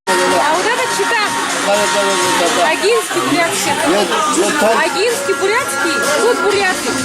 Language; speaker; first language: Russian; native; Russian